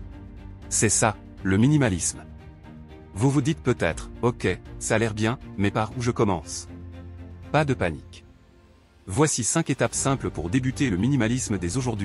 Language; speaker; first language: French; native; French